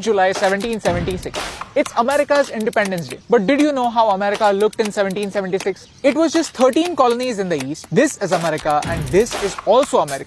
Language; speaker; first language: English; non-native, local second language; Hindi